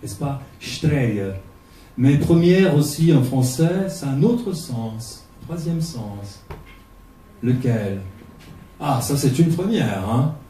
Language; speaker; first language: French; non-native, fluent; Portuguese